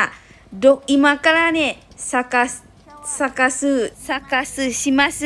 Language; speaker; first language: Japanese; non-native, learner; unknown